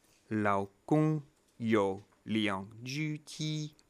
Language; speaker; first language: Chinese; non-native, learner; French